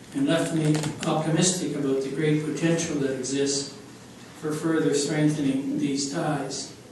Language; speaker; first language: English; native; English